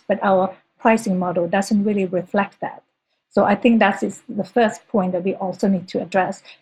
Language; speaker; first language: English; non-native, fluent; Thai